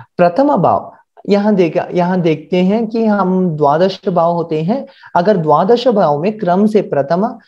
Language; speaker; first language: Hindi; non-native, local second language; Marathi